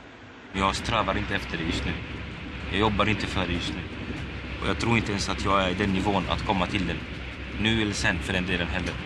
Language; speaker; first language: Swedish; non-native, local second language; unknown